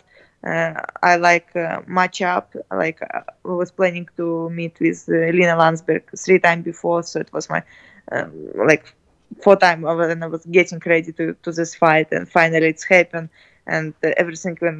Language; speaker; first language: English; non-native, learner; Russian